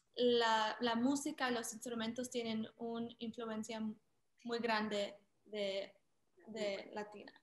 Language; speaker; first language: Spanish; early bilingual, heritage; Spanish